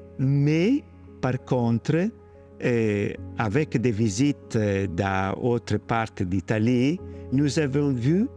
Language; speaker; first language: French; non-native, learner; Italian